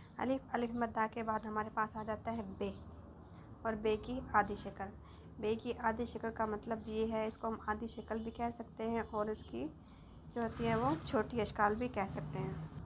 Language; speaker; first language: Urdu; native; Urdu